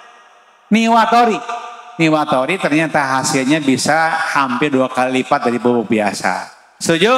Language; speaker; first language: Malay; non-native, local second language; Sundanese